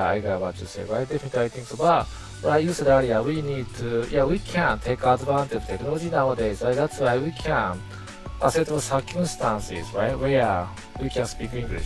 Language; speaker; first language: English; non-native, learner; Japanese